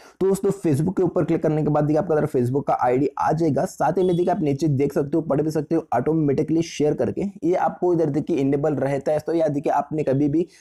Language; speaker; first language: Hindi; native; Hindi